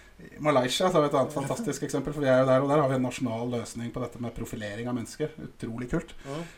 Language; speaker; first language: Norwegian; native; Norwegian